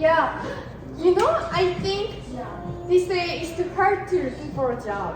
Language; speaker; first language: English; non-native, learner; Korean